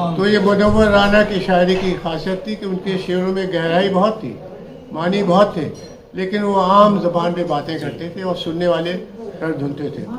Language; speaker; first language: Urdu; native; Urdu